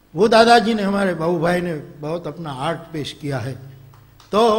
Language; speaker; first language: Hindi; non-native, local second language; Gujarati